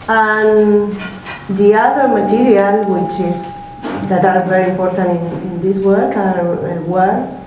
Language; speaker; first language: English; non-native, learner; Spanish